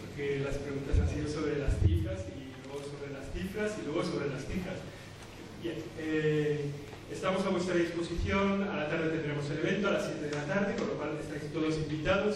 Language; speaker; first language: Spanish; native; Spanish